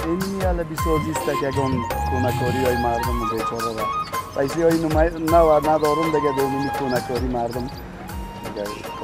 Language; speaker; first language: Persian; native; Persian